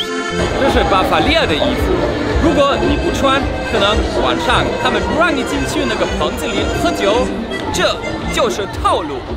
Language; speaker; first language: Chinese; non-native, fluent; German